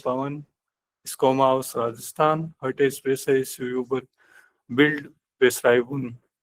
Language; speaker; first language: German; non-native, learner; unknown